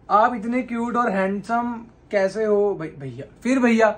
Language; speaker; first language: Hindi; native; Hindi